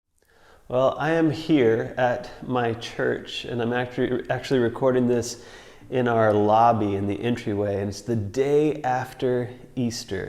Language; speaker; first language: English; native; English